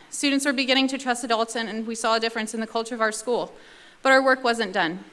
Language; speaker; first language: English; native; English